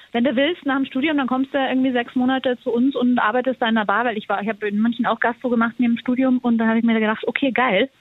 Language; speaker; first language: German; native; German